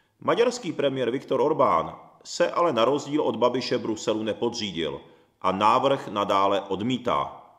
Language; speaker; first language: Czech; early bilingual, other home language; Japanese